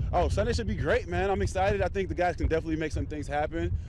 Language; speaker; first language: English; native; English